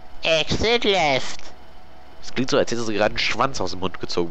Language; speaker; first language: German; native; German